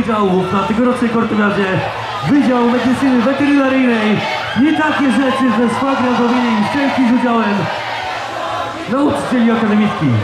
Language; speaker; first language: Polish; native; Polish